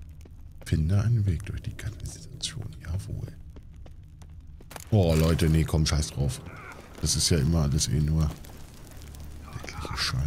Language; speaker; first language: German; native; German